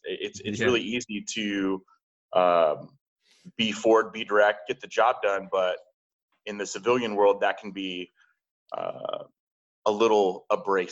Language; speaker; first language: English; native; English